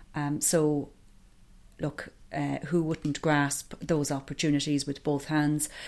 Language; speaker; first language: English; native; English